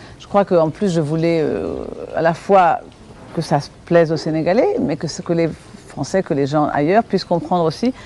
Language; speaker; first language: French; native; French